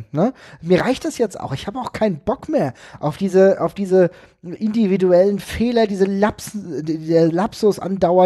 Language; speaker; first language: German; native; German